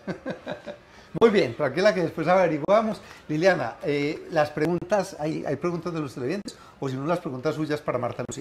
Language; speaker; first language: Spanish; native; Spanish